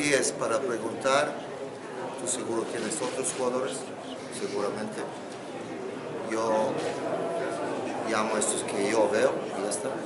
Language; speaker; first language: Spanish; non-native, fluent; Croatian